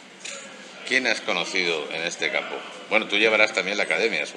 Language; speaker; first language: Spanish; native; Spanish